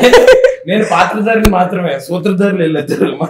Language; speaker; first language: Telugu; native; Telugu